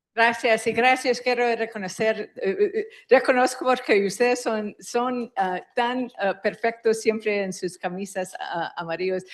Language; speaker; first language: Spanish; early bilingual, heritage; Spanish